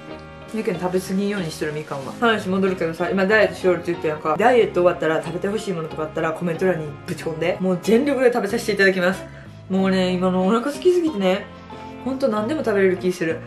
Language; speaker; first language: Japanese; native; Japanese